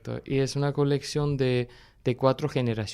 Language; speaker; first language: Spanish; non-native, fluent; Armenian